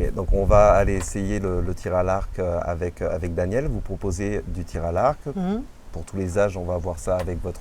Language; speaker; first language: French; native; French